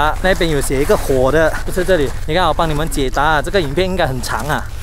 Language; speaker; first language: Chinese; native; Chinese